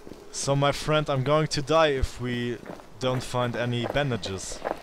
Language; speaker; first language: English; non-native, learner; German